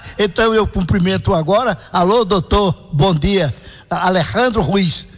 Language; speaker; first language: Portuguese; native; Portuguese